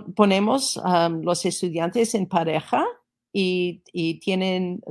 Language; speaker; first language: Spanish; non-native, fluent; English